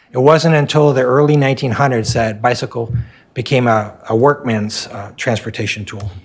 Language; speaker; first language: English; native; English